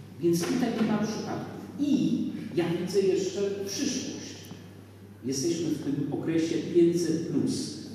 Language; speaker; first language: Polish; native; Polish